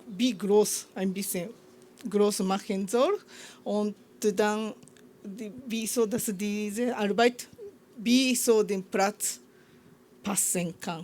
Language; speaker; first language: German; non-native, learner; Japanese